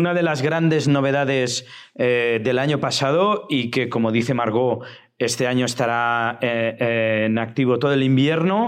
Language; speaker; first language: Spanish; native; Spanish